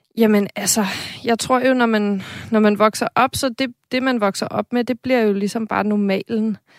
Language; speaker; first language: Danish; native; Danish